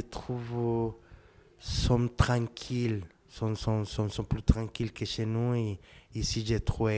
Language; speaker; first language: French; non-native, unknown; Spanish